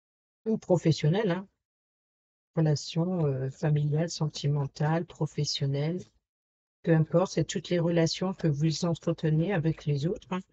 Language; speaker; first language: French; native; French